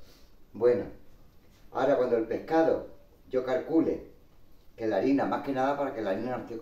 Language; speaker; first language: Spanish; native; Spanish